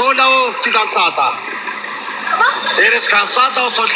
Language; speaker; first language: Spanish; non-native, learner; Albanian